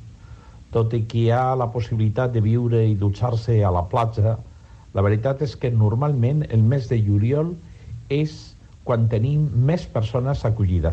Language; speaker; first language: Catalan; non-native, local second language; Spanish